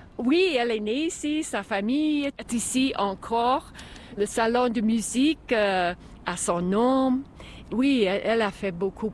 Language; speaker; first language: French; non-native, fluent; English